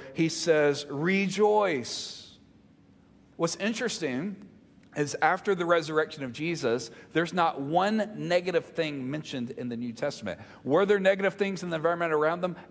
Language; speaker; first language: English; native; English